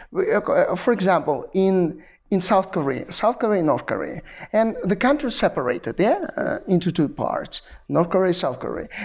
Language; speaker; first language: English; non-native, learner; Kazakh